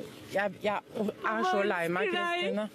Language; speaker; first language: Norwegian; native; Norwegian